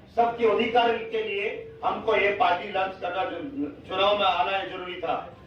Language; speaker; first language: Hindi; non-native, local second language; Bangla